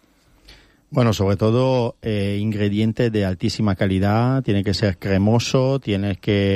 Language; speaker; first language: Spanish; non-native, fluent; Italian